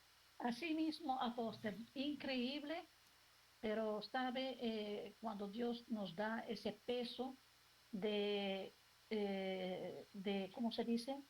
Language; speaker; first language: Spanish; non-native, local second language; Papiamento